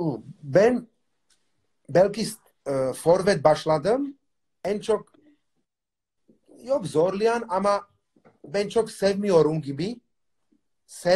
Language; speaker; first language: Turkish; non-native, learner; Slovak